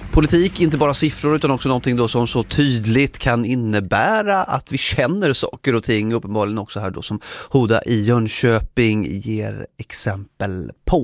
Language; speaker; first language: Swedish; native; Swedish